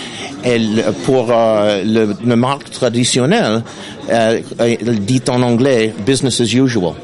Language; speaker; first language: French; non-native, learner; English